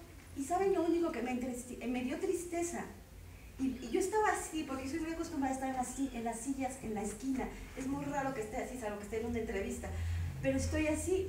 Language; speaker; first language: Spanish; native; Spanish